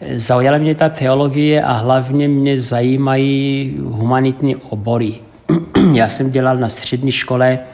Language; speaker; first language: Czech; non-native, fluent; Portuguese